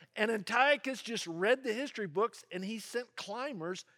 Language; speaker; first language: English; native; English